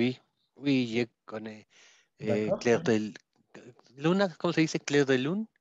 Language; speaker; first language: French; non-native, learner; Spanish